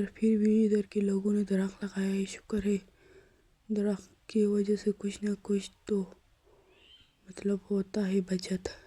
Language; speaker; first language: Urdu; non-native, local second language; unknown